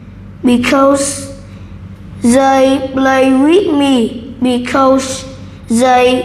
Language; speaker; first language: English; non-native, learner; Vietnamese